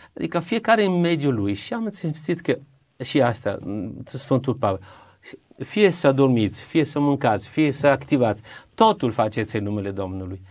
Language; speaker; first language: Romanian; non-native, fluent; Italian